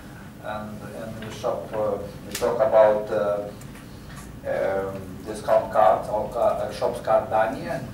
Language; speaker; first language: English; non-native, learner; Lithuanian